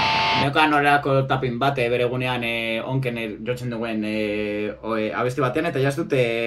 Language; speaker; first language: Basque; non-native, local second language; Spanish